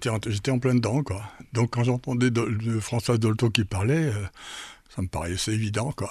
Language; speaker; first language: French; native; French